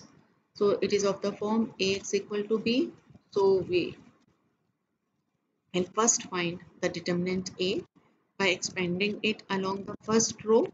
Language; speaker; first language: English; non-native, local second language; Hindi